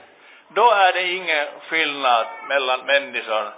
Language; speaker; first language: Swedish; non-native, local second language; Finnish